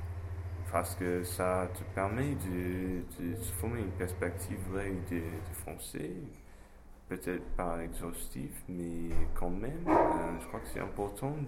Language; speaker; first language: French; non-native, fluent; English